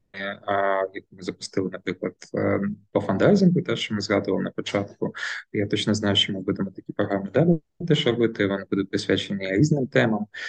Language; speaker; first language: Ukrainian; non-native, local second language; Russian